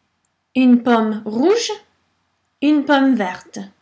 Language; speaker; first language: French; non-native, fluent; English